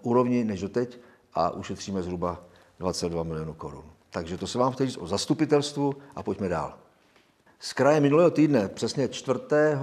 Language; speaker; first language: Czech; native; Czech